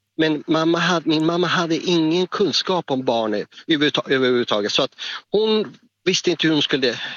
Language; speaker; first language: Swedish; non-native, fluent; Spanish